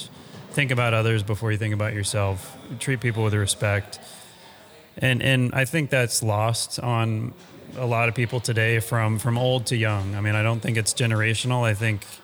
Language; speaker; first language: English; native; English